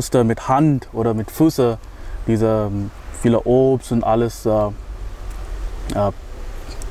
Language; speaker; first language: German; non-native, fluent; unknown